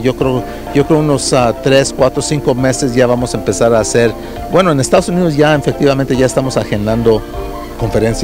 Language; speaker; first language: Spanish; early bilingual, heritage; Spanish